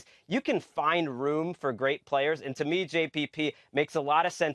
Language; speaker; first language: English; native; English